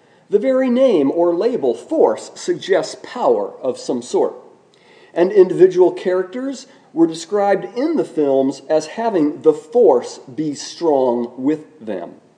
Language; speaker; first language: English; native; English